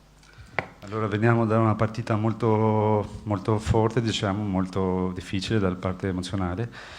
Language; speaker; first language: Italian; non-native, fluent; Albanian